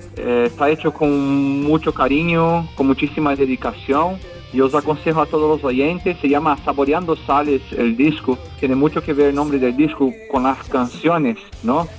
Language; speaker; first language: Spanish; non-native, fluent; Portuguese